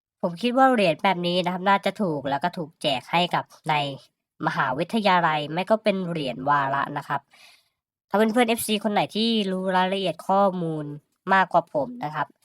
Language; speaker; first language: Thai; native; Thai